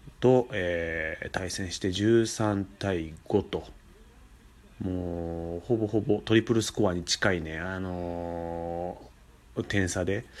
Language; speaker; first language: Japanese; native; Japanese